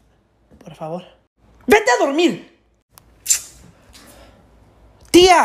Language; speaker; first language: Spanish; early bilingual, heritage; Spanish